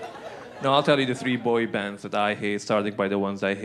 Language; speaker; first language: English; non-native, fluent; Arabic